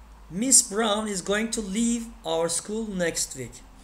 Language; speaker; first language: English; non-native, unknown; Turkish